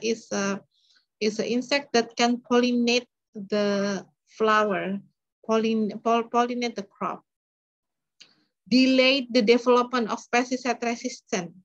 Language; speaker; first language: English; non-native, learner; Indonesian